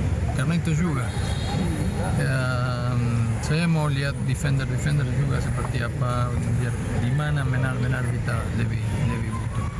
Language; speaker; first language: Indonesian; non-native, fluent; Spanish